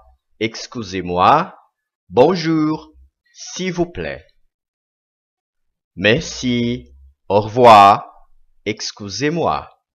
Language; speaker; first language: French; non-native, fluent; Portuguese